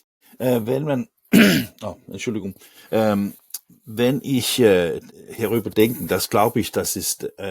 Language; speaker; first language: German; non-native, learner; Danish